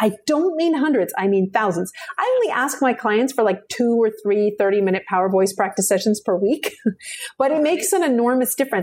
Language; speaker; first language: English; native; English